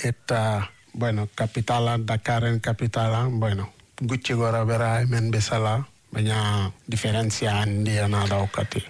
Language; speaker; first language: Basque; non-native, fluent; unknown